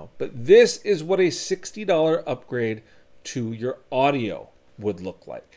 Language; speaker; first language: English; native; English